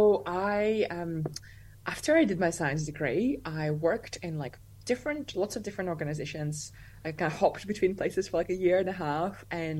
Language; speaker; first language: English; non-native, fluent; Russian